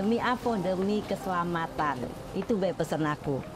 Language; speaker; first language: Indonesian; native; Indonesian